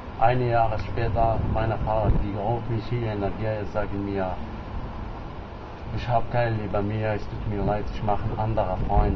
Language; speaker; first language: German; non-native, learner; Arabic